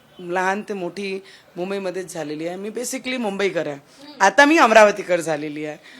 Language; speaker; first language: Marathi; non-native, local second language; Punjabi